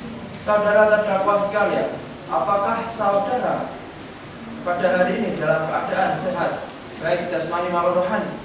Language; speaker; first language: Indonesian; native; Indonesian